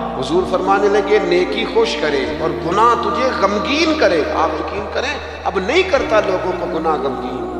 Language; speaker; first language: Urdu; non-native, local second language; Punjabi